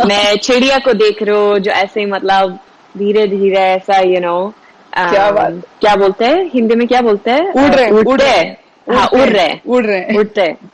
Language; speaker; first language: Hindi; non-native, fluent; Swedish